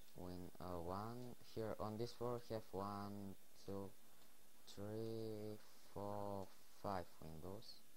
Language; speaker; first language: English; non-native, learner; Bulgarian